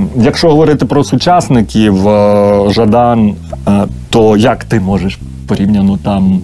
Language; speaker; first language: Ukrainian; native; Ukrainian